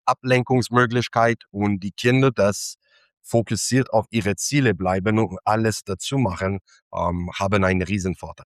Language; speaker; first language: German; non-native, fluent; English